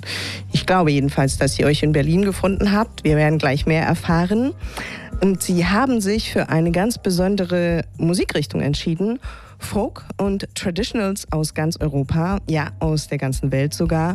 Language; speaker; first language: German; native; German